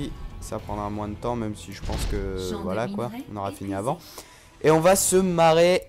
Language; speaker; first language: French; native; French